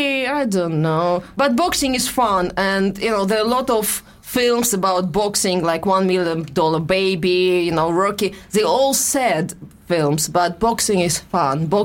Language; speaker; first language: English; non-native, fluent; Russian